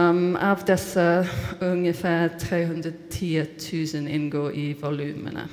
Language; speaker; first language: Swedish; non-native, fluent; English